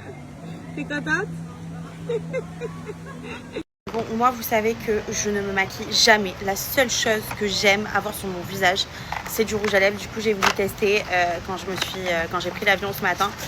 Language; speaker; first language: French; native; French